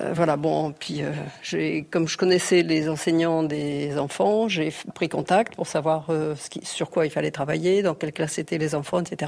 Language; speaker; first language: French; native; French